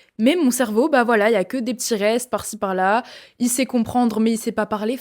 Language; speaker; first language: French; native; French